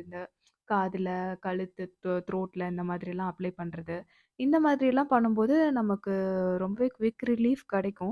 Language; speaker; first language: Tamil; native; Tamil